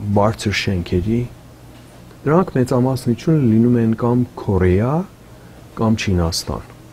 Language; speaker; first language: Armenian; early bilingual, heritage; Armenian